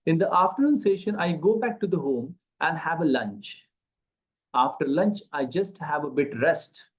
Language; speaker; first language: English; non-native, local second language; Marathi